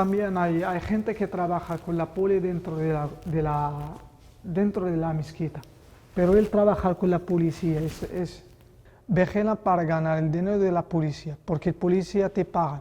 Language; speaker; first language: Spanish; non-native, learner; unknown